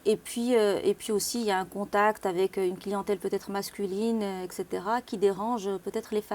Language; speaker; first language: French; non-native, local second language; Arabic